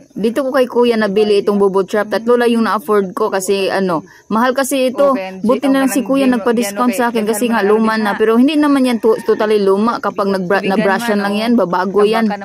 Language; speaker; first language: Filipino; non-native, local second language; Cebuano